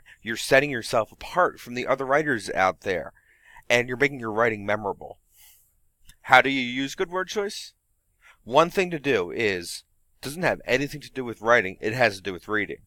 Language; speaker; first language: English; native; English